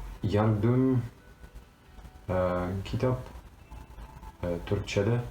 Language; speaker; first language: Turkish; non-native, learner; English